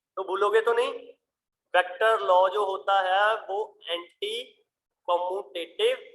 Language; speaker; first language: Hindi; non-native, local second language; Punjabi